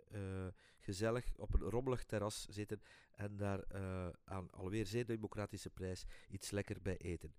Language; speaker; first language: Dutch; native; Dutch